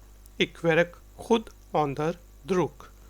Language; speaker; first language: Dutch; non-native, fluent; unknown